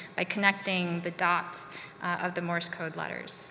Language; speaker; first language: English; native; English